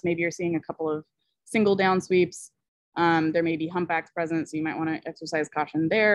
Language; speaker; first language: English; native; English